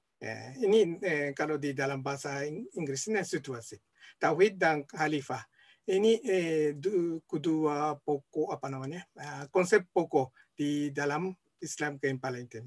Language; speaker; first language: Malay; non-native, fluent; Japanese